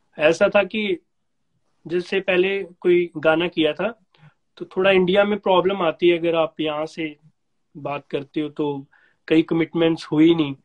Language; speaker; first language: Hindi; non-native, local second language; Punjabi